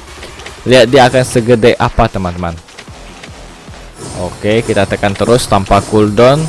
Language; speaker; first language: Indonesian; native; Indonesian